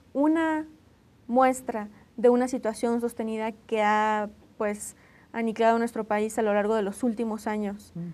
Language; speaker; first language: Spanish; native; Spanish